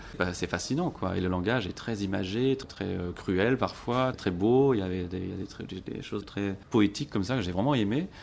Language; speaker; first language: French; non-native, local second language; Luxembourgish